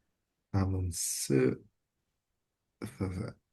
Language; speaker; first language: Chinese; non-native, learner; Indonesian